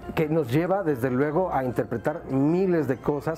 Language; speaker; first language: Spanish; native; Spanish